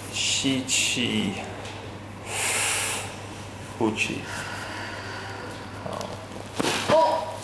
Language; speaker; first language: Chinese; non-native, learner; English